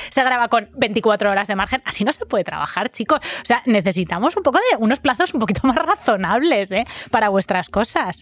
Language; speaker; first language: Spanish; native; Spanish